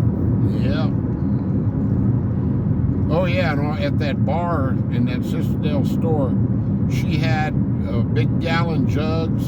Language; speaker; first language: English; native; English